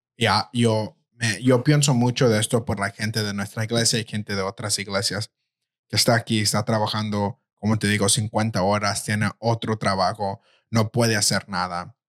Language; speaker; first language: Spanish; early bilingual, heritage; Spanish